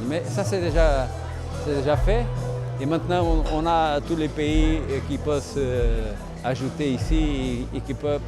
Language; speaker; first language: French; non-native, fluent; Spanish